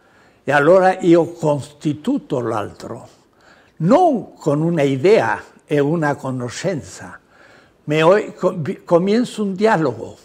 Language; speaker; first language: Italian; non-native, learner; Spanish